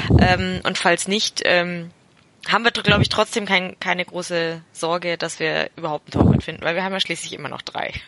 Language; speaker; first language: German; native; German